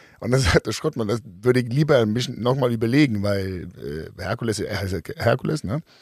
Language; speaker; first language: German; non-native, fluent; Danish